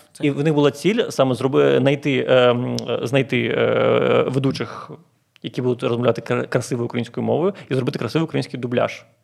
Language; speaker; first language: Ukrainian; non-native, local second language; Russian